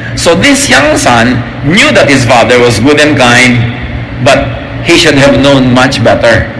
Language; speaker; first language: English; non-native, local second language; Filipino